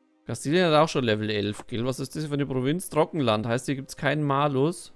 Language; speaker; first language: German; native; German